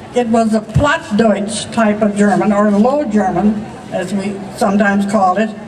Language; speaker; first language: English; early bilingual, other home language; German